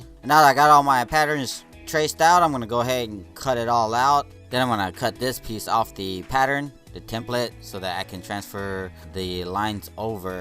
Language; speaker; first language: English; native; English